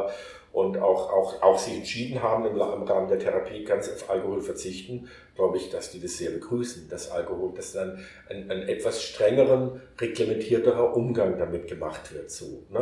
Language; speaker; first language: German; native; German